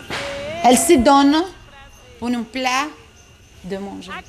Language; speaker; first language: French; non-native, learner; Portuguese